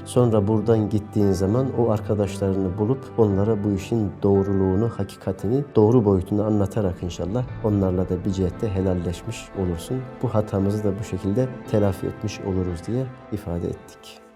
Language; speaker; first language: Turkish; native; Turkish